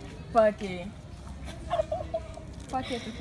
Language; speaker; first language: Spanish; non-native, fluent; Haitian Creole